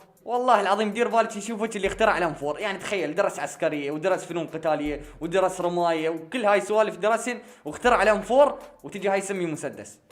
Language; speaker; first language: Arabic; native; Arabic